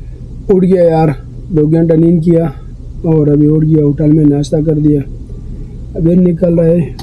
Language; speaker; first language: Hindi; non-native, local second language; Pashto